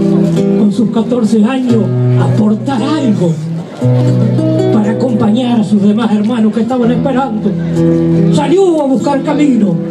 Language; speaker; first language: Spanish; native; Spanish